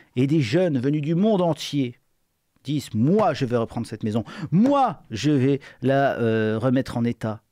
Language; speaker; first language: French; native; French